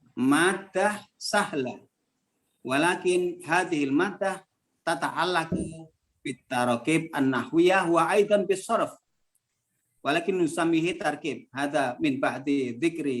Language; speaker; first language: Arabic; non-native, fluent; Indonesian